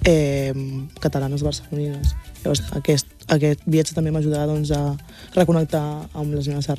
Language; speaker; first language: Catalan; early bilingual, other home language; Wolof